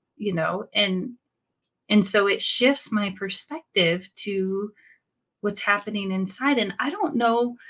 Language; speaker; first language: English; native; English